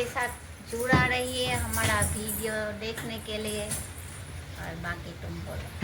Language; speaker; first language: Hindi; non-native, local second language; Assamese